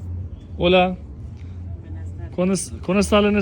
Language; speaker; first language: Spanish; non-native, learner; Albanian